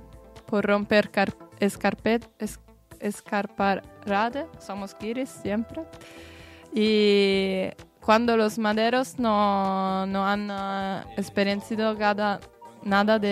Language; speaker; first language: Spanish; non-native, learner; Italian